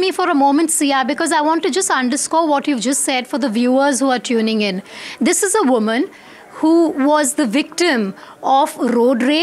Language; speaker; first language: English; non-native, local second language; Hindi